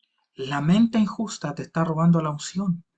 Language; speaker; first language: Spanish; native; Spanish